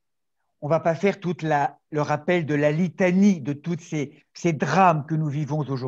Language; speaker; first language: French; native; French